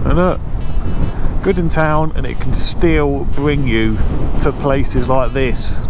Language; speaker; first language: English; native; English